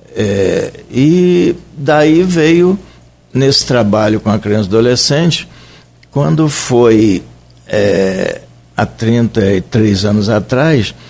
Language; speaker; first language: Portuguese; native; Portuguese